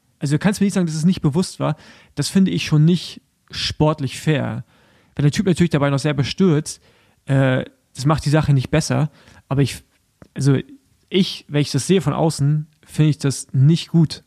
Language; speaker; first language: German; native; German